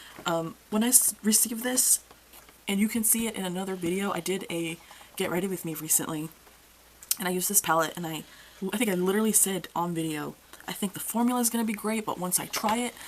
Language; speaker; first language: English; native; English